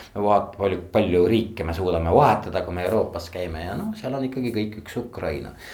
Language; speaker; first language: Estonian; native; Estonian